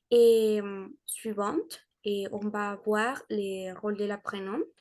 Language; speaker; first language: French; non-native, learner; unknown